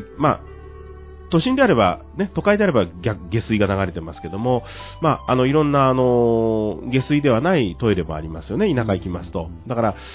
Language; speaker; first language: Japanese; native; Japanese